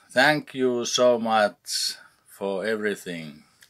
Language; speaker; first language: English; non-native, learner; Finnish